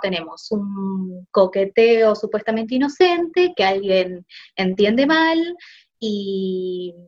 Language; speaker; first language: Spanish; native; Spanish